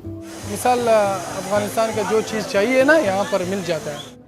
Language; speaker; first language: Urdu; non-native, local second language; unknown